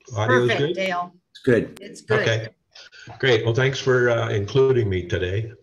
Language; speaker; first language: English; native; English